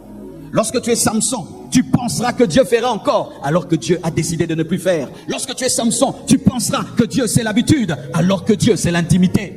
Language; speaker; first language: French; non-native, local second language; Lingala